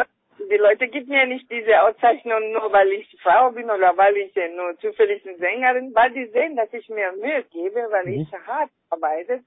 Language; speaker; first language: German; non-native, fluent; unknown